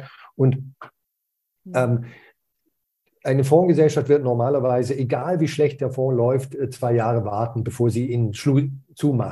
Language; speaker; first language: German; native; German